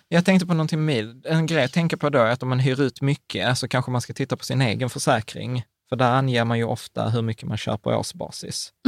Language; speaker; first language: Swedish; native; Swedish